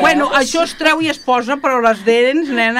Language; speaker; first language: Catalan; native; Catalan